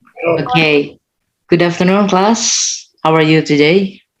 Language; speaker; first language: English; non-native, learner; Indonesian